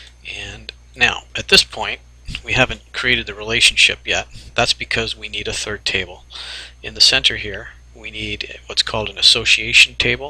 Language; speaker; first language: English; native; English